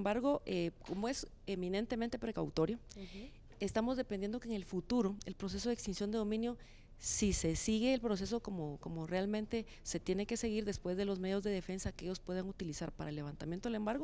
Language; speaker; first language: Spanish; native; Spanish